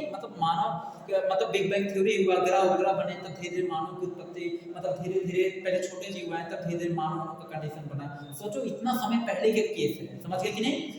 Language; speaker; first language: Hindi; native; Hindi